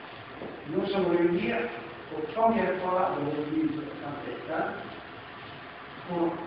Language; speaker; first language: French; non-native, fluent; Serbian